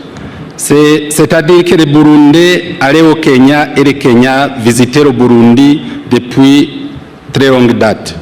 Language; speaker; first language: French; non-native, local second language; Rundi